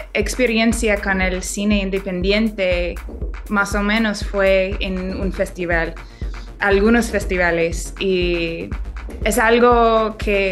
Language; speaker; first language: Spanish; non-native, fluent; English